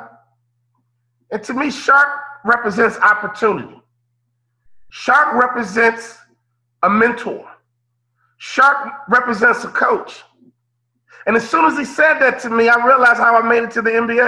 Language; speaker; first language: English; native; English